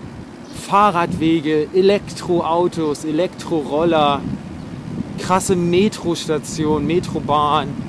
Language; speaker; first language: German; native; German